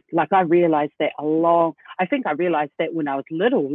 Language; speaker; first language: English; native; English